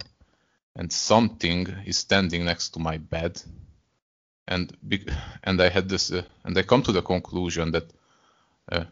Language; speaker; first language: English; non-native, fluent; Hungarian